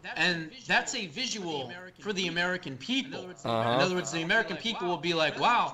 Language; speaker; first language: English; native; English